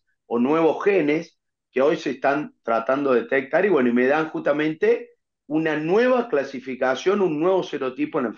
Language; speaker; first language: Spanish; native; Spanish